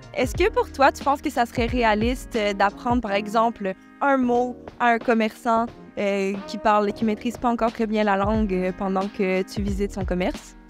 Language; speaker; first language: French; native; French